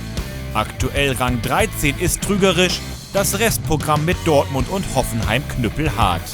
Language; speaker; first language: German; native; German